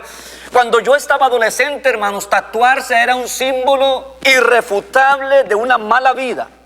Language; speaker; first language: Spanish; native; Spanish